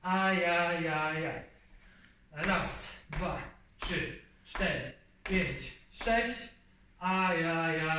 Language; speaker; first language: Polish; native; Polish